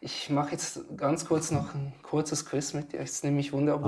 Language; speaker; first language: German; native; German